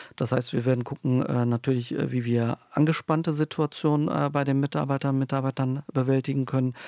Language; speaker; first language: German; early bilingual, other home language; Turkish